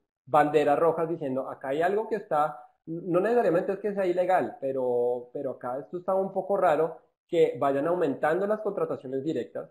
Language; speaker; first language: Spanish; native; Spanish